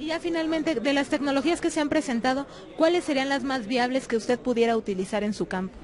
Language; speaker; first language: Spanish; native; Spanish